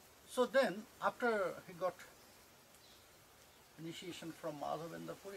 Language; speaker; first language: English; non-native, local second language; Bangla